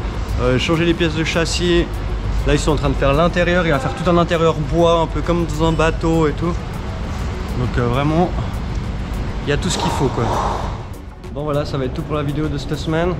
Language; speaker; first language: French; native; French